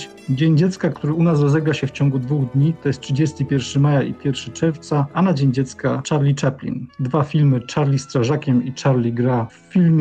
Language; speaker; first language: Polish; native; Polish